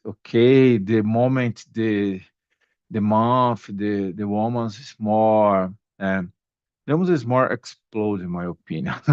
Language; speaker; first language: English; non-native, learner; Portuguese